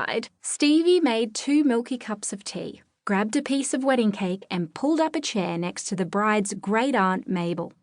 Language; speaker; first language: English; native; English